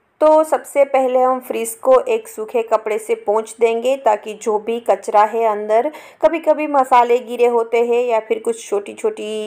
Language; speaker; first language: Hindi; non-native, local second language; Gujarati